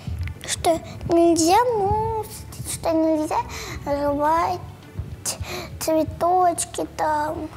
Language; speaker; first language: Russian; native; Russian